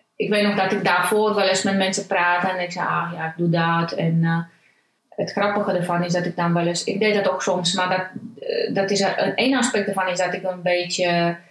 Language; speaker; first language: Dutch; non-native, fluent; Romanian